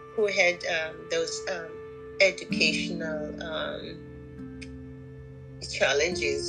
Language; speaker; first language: English; non-native, local second language; Zulu